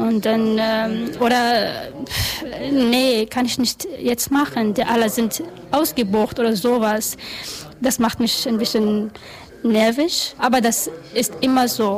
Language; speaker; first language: German; non-native, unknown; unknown